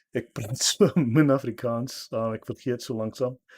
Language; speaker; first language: Afrikaans; non-native, learner; English